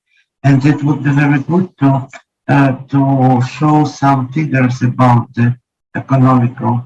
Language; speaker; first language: English; non-native, learner; Ukrainian